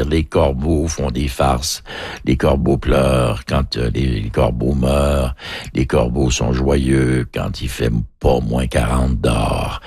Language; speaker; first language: French; native; French